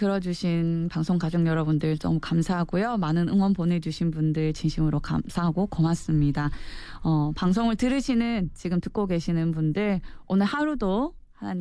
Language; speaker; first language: Korean; native; Korean